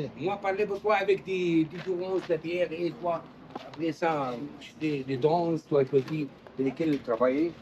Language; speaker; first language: French; non-native, learner; Arabic